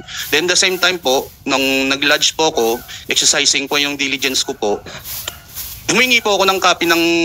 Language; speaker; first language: Filipino; native; Filipino